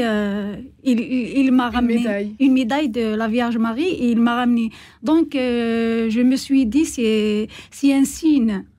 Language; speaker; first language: French; non-native, learner; Kabyle